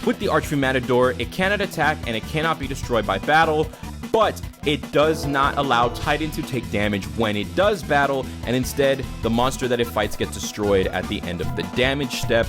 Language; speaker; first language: English; native; English